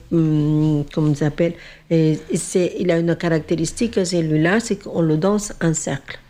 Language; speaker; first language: French; non-native, fluent; Spanish